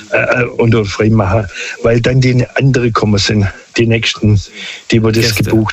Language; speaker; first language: German; non-native, local second language; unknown